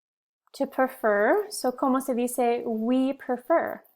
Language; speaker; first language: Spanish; non-native, fluent; English